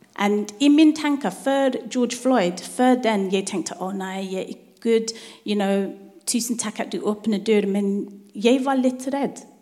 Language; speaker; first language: Norwegian; non-native, learner; English